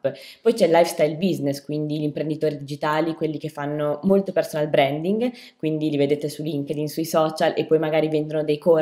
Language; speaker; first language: Italian; native; Italian